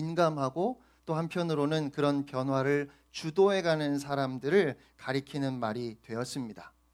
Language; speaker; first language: Korean; native; Korean